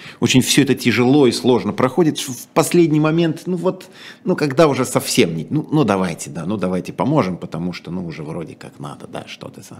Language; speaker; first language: Russian; native; Russian